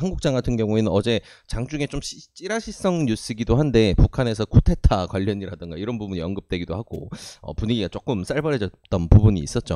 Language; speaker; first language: Korean; native; Korean